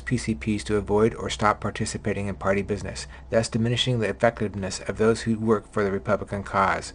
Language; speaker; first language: English; native; English